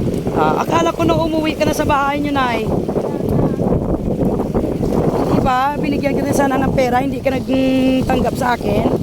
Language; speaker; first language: Filipino; non-native, local second language; Hiligaynon